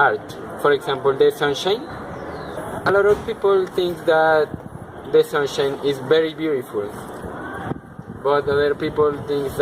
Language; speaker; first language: English; non-native, learner; Spanish